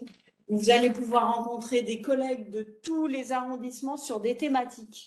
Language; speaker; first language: French; native; French